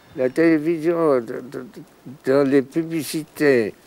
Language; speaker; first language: French; non-native, fluent; German